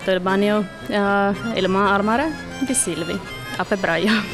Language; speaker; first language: Italian; non-native, learner; Finnish